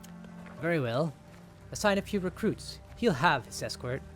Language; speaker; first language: English; native; English